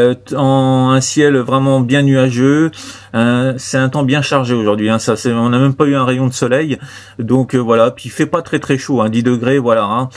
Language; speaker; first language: French; native; French